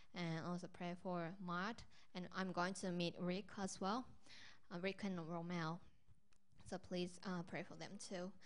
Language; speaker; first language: English; non-native, fluent; Japanese